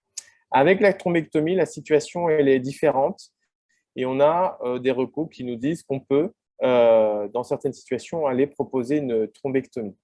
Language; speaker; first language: French; native; French